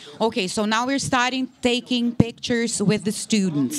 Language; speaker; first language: English; non-native, fluent; Portuguese